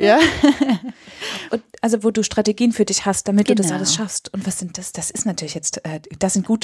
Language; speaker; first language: German; native; German